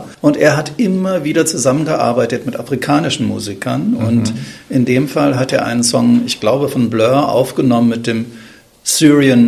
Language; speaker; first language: German; native; German